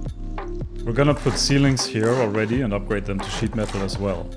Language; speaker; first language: English; non-native, fluent; German